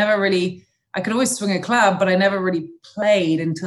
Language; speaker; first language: English; native; English